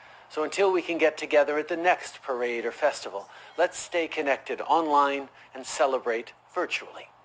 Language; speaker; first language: English; native; English